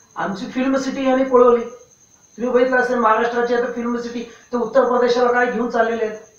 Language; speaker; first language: Marathi; non-native, local second language; Urdu